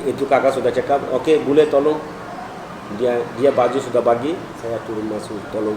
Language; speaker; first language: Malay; non-native, learner; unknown